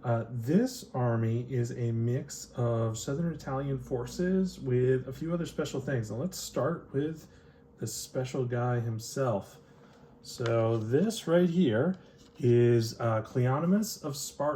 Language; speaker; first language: English; native; English